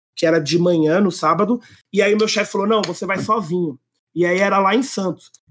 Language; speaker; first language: Portuguese; native; Portuguese